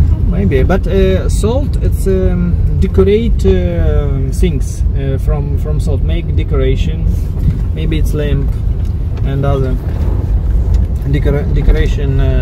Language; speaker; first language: English; non-native, learner; Russian